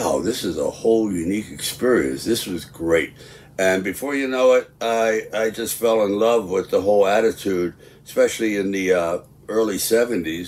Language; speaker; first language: English; native; English